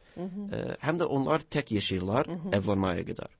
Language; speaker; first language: Turkish; non-native, learner; English